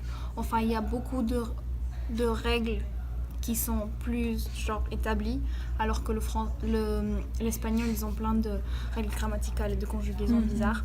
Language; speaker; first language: French; early bilingual, heritage; French